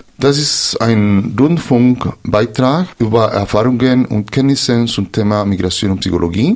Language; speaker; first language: German; non-native, fluent; Spanish